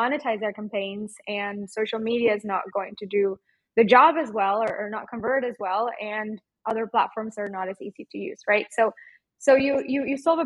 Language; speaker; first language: English; non-native, fluent; Spanish